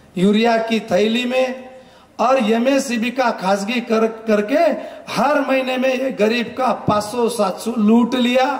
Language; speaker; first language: Hindi; non-native, local second language; Marathi